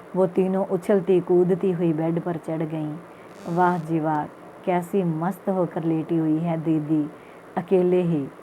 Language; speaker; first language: Hindi; non-native, local second language; Punjabi